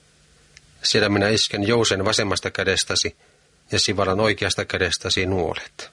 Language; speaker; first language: Finnish; native; Finnish